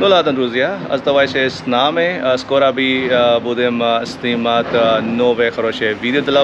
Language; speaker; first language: Russian; non-native, learner; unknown